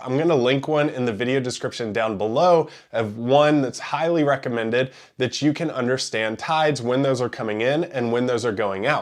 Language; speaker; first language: English; native; English